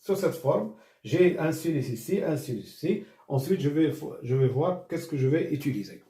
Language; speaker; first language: French; non-native, local second language; Arabic